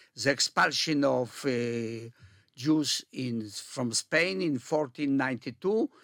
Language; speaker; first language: English; early bilingual, other home language; Polish